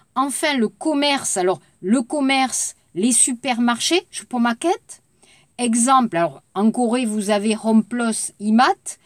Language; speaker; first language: French; native; French